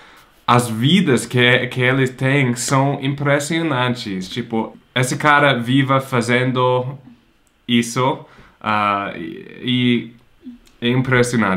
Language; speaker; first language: Portuguese; non-native, fluent; English